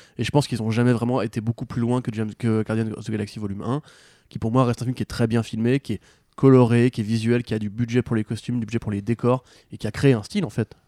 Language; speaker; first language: French; native; French